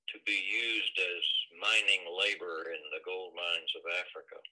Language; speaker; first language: English; native; English